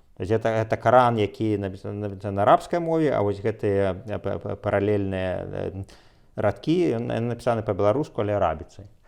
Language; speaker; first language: Belarusian; non-native, local second language; Russian